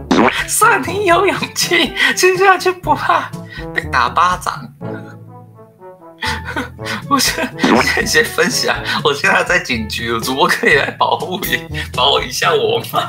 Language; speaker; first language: Chinese; native; Chinese